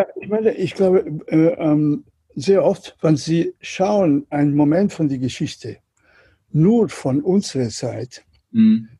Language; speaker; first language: German; non-native, learner; Catalan